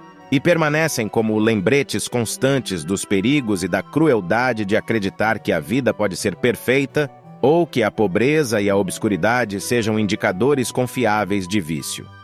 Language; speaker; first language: Portuguese; native; Portuguese